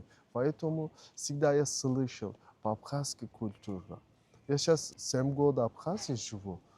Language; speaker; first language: Russian; non-native, learner; Turkish